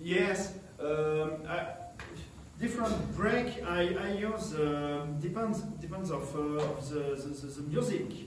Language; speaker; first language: English; non-native, learner; French